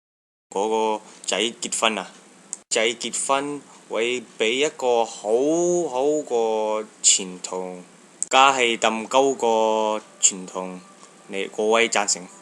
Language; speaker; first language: Cantonese; non-native, learner; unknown